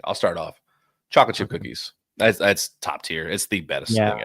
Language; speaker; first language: English; native; English